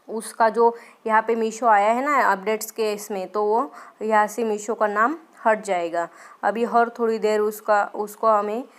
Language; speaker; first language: Hindi; non-native, local second language; Marathi